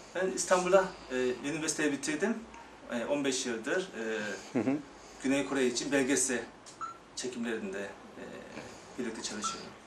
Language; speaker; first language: Turkish; non-native, fluent; Korean